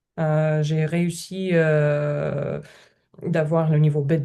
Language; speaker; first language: French; non-native, learner; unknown